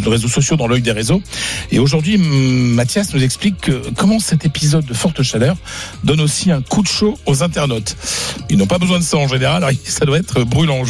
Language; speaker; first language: French; native; French